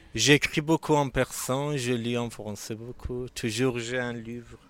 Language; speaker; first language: French; non-native, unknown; Persian